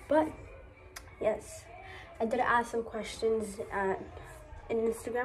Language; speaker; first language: English; early bilingual, other home language; Spanish